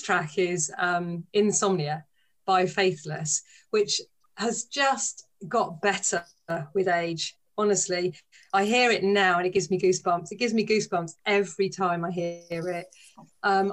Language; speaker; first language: English; native; English